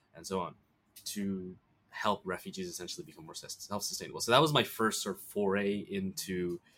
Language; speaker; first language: English; early bilingual, other home language; Bangla